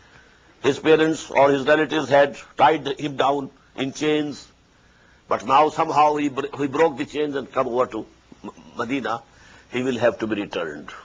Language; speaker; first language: English; non-native, local second language; Urdu